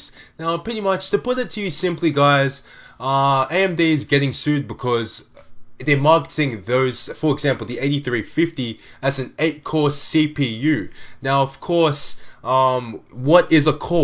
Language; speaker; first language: English; native; English